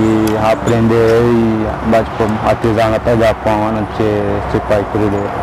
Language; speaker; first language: Portuguese; non-native, local second language; Guarani